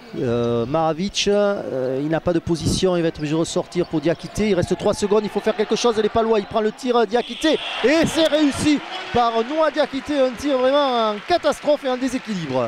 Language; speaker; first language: French; native; French